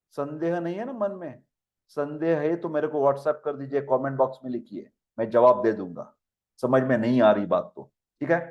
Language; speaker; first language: Hindi; non-native, local second language; Marathi